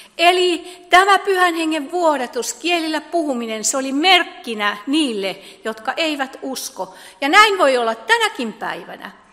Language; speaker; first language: Finnish; native; Finnish